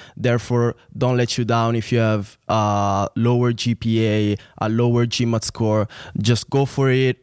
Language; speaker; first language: English; non-native, fluent; Italian